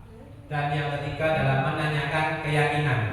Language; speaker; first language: Indonesian; native; Indonesian